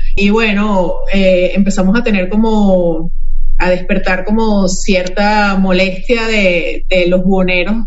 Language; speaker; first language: Spanish; native; Spanish